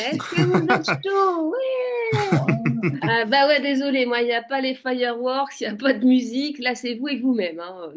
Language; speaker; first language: French; native; French